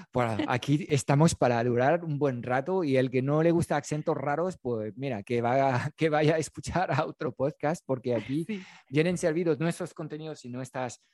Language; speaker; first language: Spanish; non-native, fluent; French